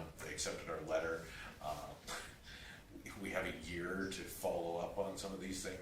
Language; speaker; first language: English; native; English